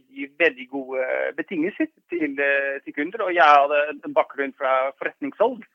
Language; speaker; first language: Norwegian; non-native, fluent; Dutch